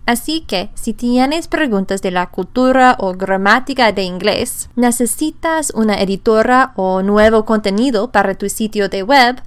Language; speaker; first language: Spanish; non-native, fluent; English